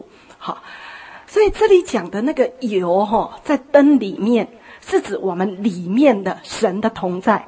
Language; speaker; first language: Chinese; native; Chinese